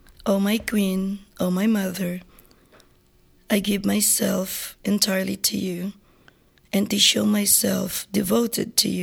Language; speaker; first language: English; non-native, local second language; Filipino